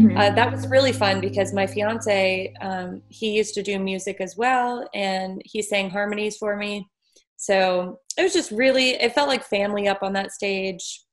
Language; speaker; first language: English; native; English